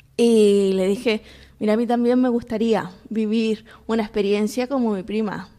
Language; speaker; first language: Spanish; native; Spanish